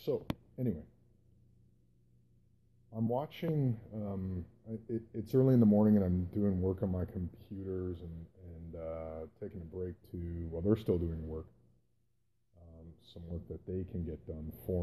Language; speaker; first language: English; native; English